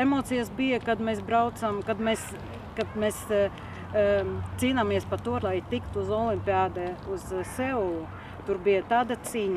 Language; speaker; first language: Latvian; non-native, local second language; Russian